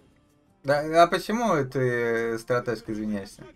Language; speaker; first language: Russian; native; Russian